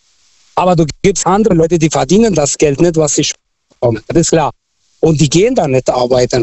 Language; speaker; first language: German; non-native, fluent; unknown